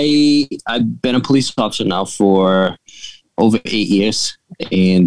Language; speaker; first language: English; non-native, fluent; Portuguese